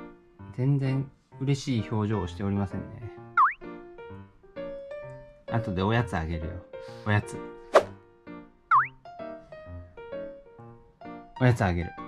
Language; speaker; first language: Japanese; native; Japanese